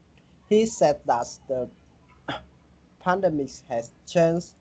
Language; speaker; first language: English; non-native, learner; Vietnamese